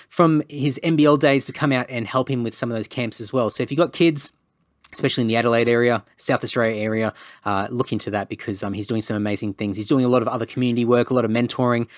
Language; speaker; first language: English; native; English